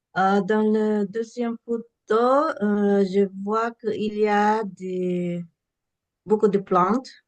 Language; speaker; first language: French; non-native, learner; English